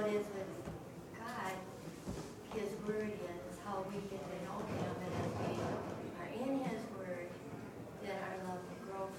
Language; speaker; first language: English; native; English